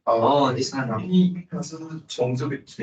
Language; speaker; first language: Chinese; native; Chinese